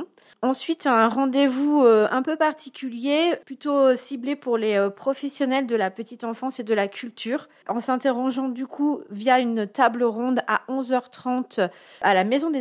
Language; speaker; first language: French; native; French